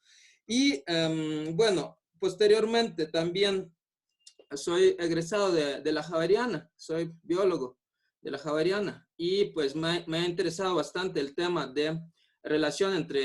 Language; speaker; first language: Spanish; non-native, fluent; Buriat